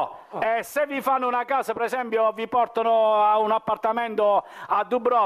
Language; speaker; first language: Italian; native; Italian